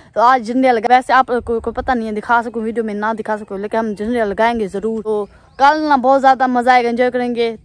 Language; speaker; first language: Urdu; non-native, local second language; Punjabi